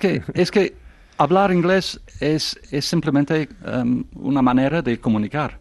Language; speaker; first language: Spanish; non-native, fluent; English